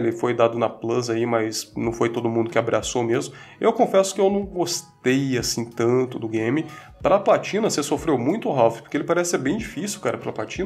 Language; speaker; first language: Portuguese; native; Portuguese